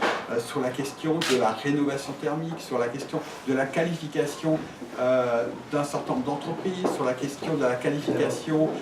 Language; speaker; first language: French; native; French